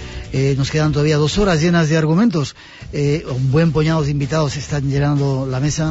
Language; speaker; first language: Spanish; native; Spanish